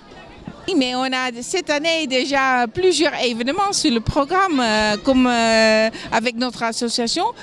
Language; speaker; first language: French; non-native, fluent; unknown